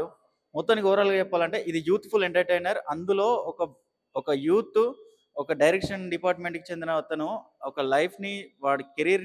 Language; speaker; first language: Telugu; native; Telugu